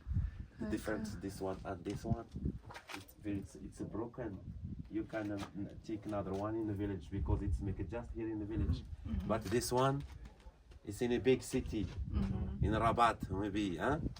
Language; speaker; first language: English; non-native, learner; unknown